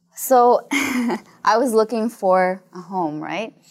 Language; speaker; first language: English; non-native, fluent; Arabic